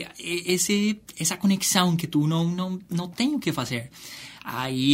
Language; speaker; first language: Portuguese; non-native, fluent; Spanish